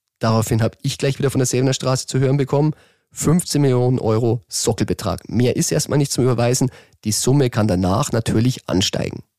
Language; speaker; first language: German; native; German